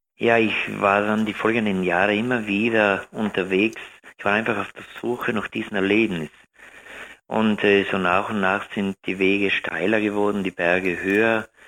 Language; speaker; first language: German; native; German